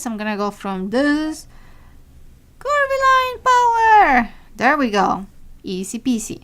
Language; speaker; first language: English; non-native, fluent; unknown